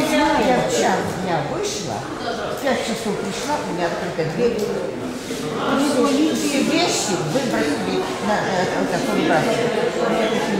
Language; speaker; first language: Ukrainian; non-native, local second language; Russian